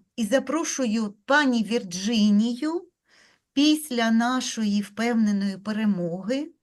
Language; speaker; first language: Ukrainian; non-native, local second language; Russian